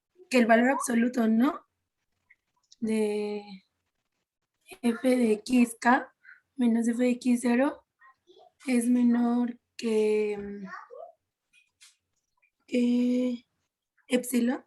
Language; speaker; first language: Spanish; native; Spanish